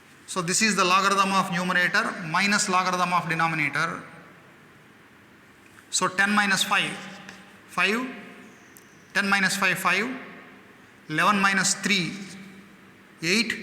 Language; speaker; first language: English; non-native, local second language; Kannada